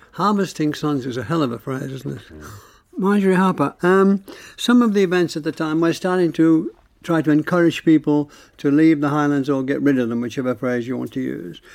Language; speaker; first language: English; native; English